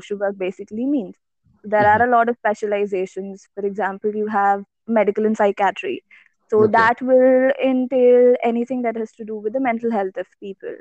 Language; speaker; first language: English; non-native, local second language; Malayalam